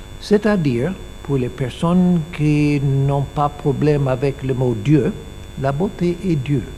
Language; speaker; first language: French; non-native, learner; English